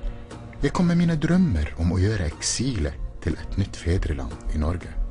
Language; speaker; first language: Norwegian; non-native, fluent; Arabic